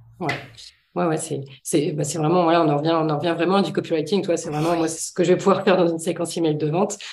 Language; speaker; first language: French; native; French